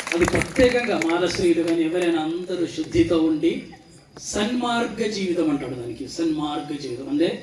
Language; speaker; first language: Telugu; non-native, fluent; Malayalam